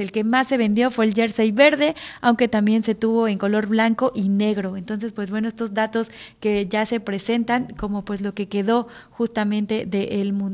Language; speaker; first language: Spanish; native; Spanish